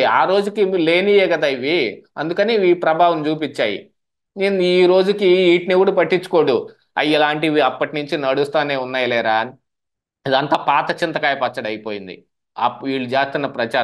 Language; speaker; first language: Telugu; native; Telugu